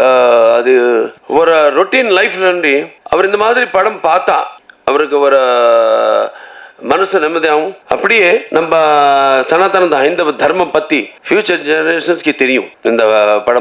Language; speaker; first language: Tamil; non-native, local second language; Telugu